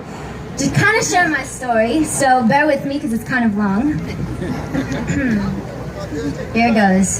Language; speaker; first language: English; native; English